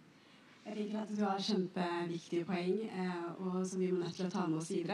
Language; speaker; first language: Norwegian; early bilingual, other home language; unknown